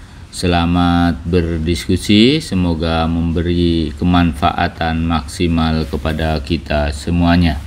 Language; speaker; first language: Indonesian; native; Indonesian